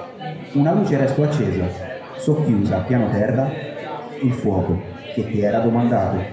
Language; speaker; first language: Italian; native; Italian